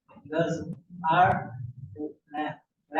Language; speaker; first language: English; non-native, learner; Indonesian